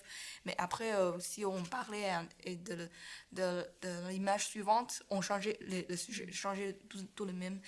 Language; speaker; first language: French; non-native, learner; Chinese